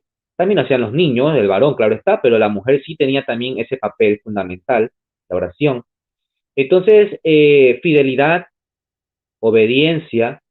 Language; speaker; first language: Spanish; native; Spanish